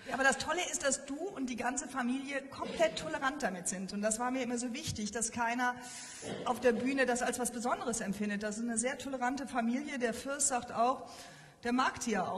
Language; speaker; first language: German; native; German